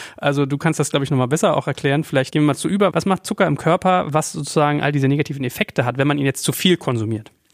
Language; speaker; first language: German; native; German